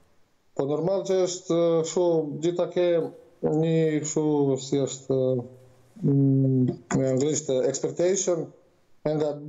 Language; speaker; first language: Albanian; non-native, learner; Croatian